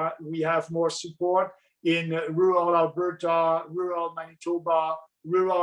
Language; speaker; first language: English; non-native, local second language; French